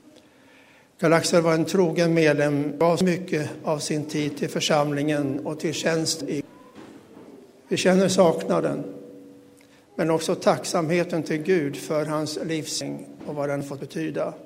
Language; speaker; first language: Swedish; native; Swedish